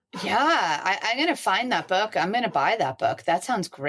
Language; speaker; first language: English; native; English